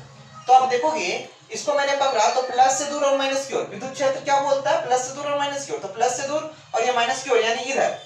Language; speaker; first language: Hindi; native; Hindi